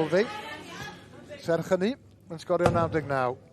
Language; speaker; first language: Welsh; native; Welsh